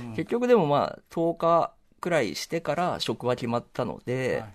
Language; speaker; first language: Japanese; native; Japanese